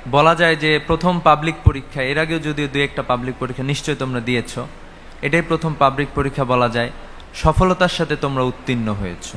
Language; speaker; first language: Bangla; native; Bangla